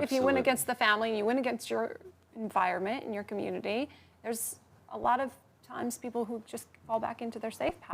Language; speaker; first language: English; native; English